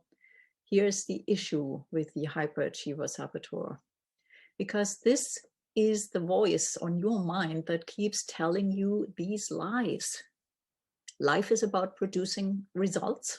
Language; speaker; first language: English; non-native, fluent; German